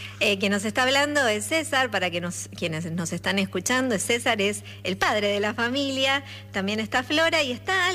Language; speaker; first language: Spanish; native; Spanish